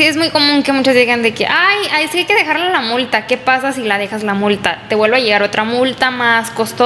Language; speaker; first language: Spanish; native; Spanish